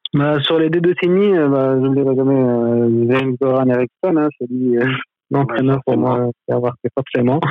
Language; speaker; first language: French; non-native, local second language; Arabic